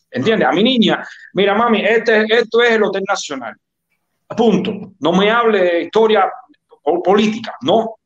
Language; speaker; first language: Spanish; native; Spanish